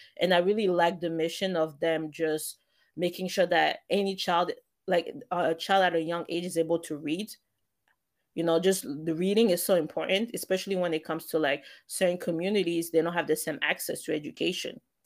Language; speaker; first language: English; non-native, fluent; French